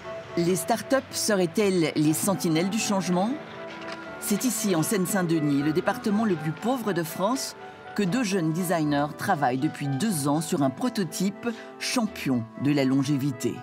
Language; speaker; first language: French; native; French